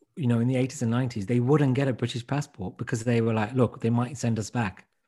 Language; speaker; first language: English; native; English